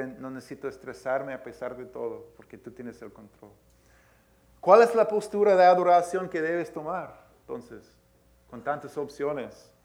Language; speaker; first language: Spanish; early bilingual, heritage; Spanish